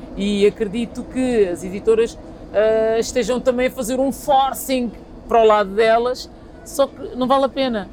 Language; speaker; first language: Portuguese; early bilingual, other home language; Kabuverdianu